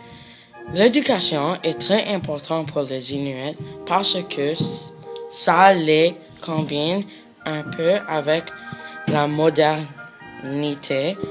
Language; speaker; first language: French; non-native, local second language; English